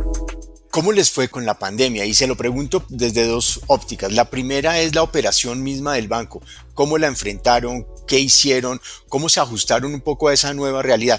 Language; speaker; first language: Spanish; native; Spanish